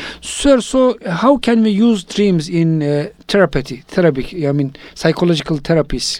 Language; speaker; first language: English; non-native, fluent; Turkish